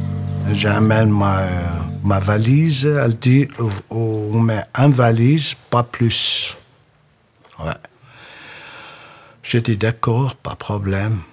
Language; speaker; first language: French; non-native, learner; Arabic